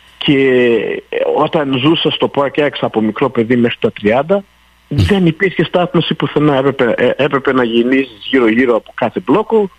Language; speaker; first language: Greek; early bilingual, heritage; Greek